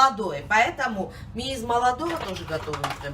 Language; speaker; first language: Russian; non-native, fluent; Georgian